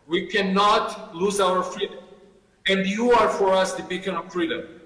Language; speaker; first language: English; non-native, fluent; Georgian